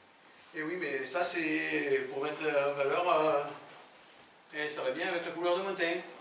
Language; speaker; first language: French; native; French